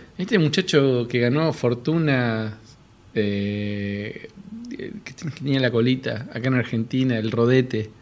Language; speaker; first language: Spanish; native; Spanish